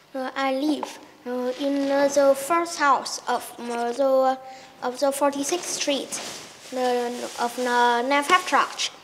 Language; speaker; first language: English; non-native, learner; Vietnamese